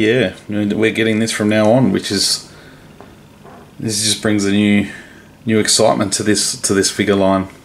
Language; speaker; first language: English; native; English